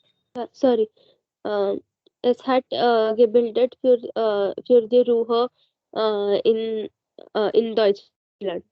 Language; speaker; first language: German; non-native, learner; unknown